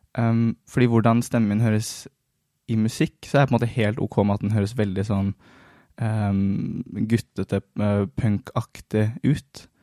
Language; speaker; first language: Norwegian; native; Norwegian